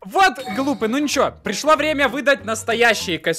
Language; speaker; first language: Russian; native; Russian